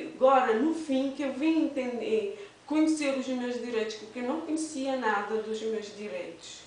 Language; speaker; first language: Portuguese; non-native, local second language; Kabuverdianu